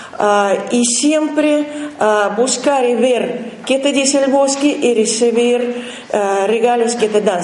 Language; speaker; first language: Spanish; non-native, learner; Russian